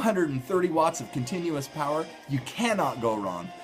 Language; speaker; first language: English; native; English